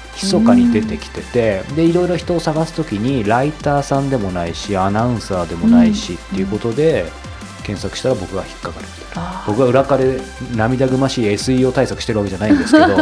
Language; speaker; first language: Japanese; native; Japanese